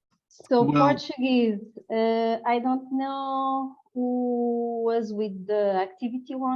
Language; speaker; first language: English; non-native, fluent; Portuguese